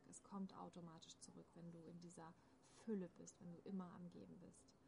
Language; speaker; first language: German; native; German